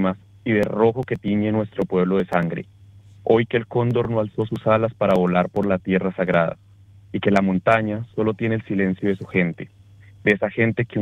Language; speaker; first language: Spanish; native; Spanish